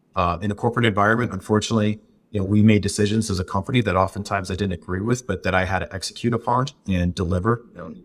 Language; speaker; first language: English; native; English